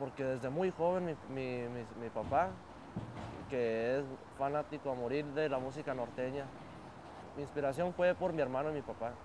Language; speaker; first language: Spanish; early bilingual, heritage; Spanish